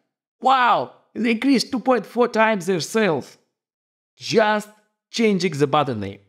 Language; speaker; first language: English; non-native, fluent; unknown